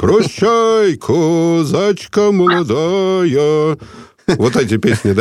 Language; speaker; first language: Russian; non-native, learner; Swiss German